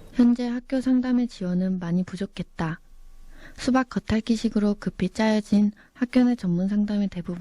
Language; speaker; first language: Korean; native; Korean